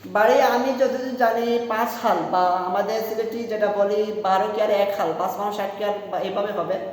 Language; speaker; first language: Bangla; non-native, local second language; Sylheti